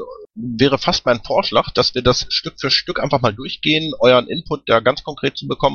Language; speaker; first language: German; native; German